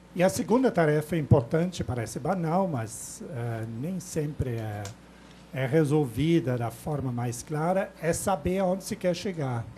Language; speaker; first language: Portuguese; non-native, fluent; German